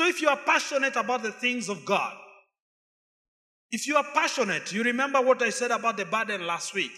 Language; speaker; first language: English; non-native, fluent; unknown